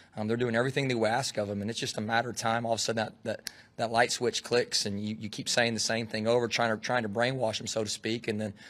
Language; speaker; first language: English; native; English